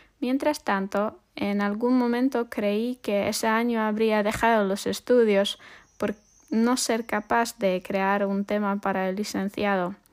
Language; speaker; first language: Spanish; non-native, fluent; Polish